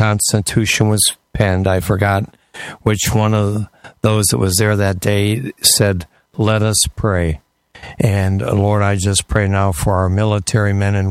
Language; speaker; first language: English; native; English